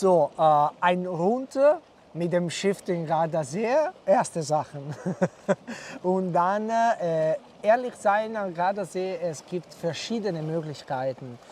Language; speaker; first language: German; non-native, learner; Italian